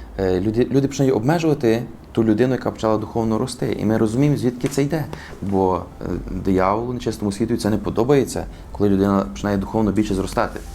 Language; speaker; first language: Ukrainian; native; Ukrainian